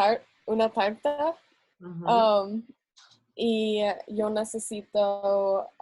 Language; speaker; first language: Spanish; non-native, learner; English